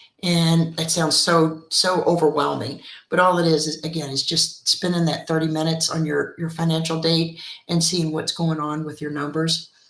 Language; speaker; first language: English; native; English